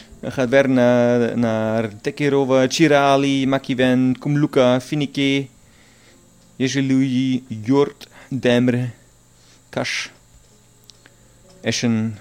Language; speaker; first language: Dutch; non-native, learner; German